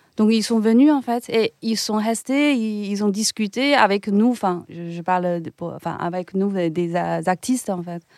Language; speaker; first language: French; non-native, fluent; Chinese